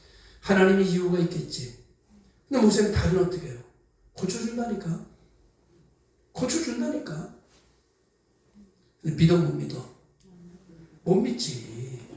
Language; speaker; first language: Korean; native; Korean